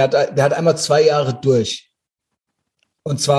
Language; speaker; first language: German; native; German